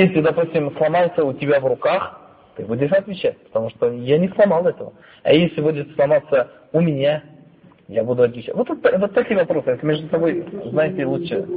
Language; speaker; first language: Russian; non-native, fluent; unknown